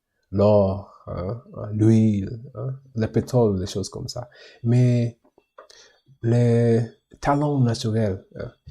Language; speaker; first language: French; non-native, learner; English